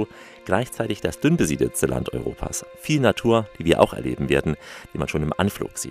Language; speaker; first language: German; native; German